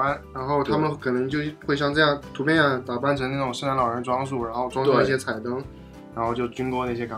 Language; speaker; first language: Chinese; native; Chinese